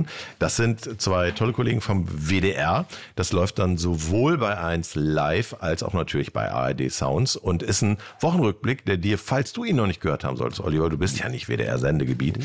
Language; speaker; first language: German; native; German